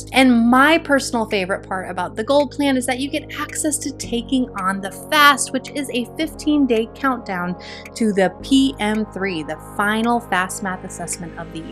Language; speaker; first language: English; native; English